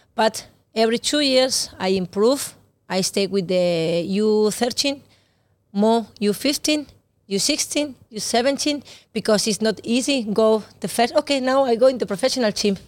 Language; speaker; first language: English; non-native, learner; Spanish